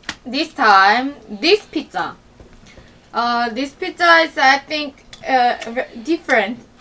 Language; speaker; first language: English; non-native, learner; Korean